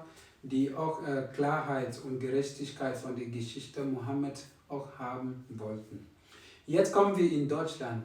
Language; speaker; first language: German; non-native, fluent; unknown